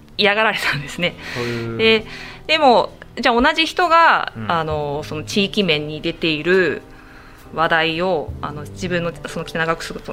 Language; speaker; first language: Japanese; native; Japanese